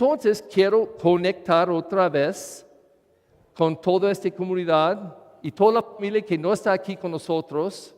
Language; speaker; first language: Spanish; non-native, learner; English